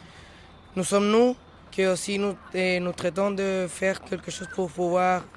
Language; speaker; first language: French; non-native, learner; Spanish